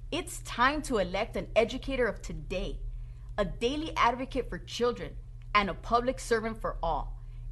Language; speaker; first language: English; native; English